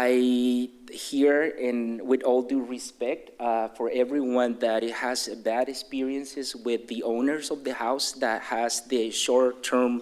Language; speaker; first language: English; non-native, fluent; Spanish